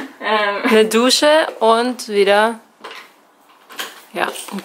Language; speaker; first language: German; native; German